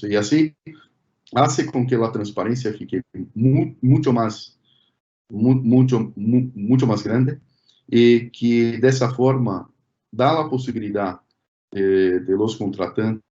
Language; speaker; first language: Spanish; non-native, fluent; Portuguese